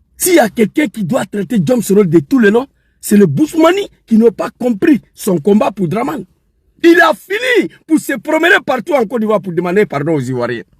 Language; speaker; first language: French; non-native, local second language; Dyula